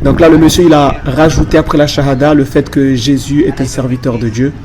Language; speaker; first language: French; native; French